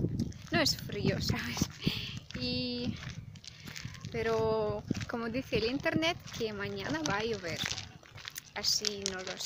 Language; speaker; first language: Spanish; non-native, learner; Russian